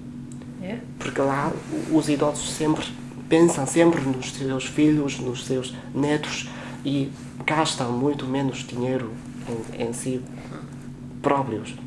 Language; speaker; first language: Portuguese; non-native, fluent; Chinese